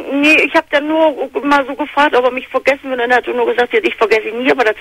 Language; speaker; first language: German; native; German